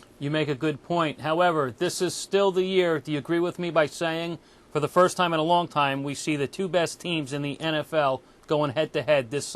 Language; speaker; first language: English; native; English